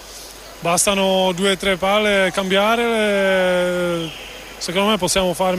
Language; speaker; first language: Italian; non-native, fluent; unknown